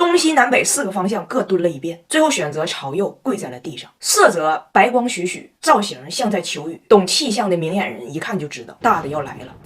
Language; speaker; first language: Chinese; native; Chinese